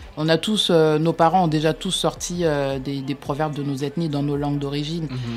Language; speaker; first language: French; native; French